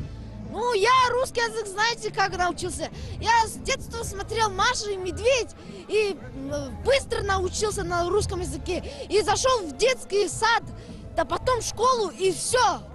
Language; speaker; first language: Russian; non-native, fluent; Mongolian